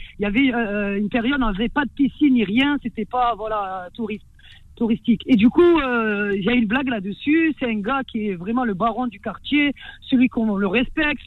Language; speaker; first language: French; early bilingual, other home language; Arabic